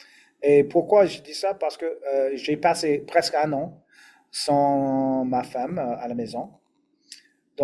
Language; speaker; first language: French; non-native, fluent; English